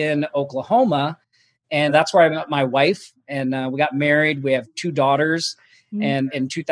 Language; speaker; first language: English; native; English